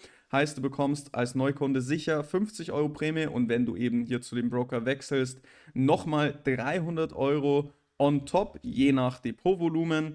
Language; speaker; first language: German; native; German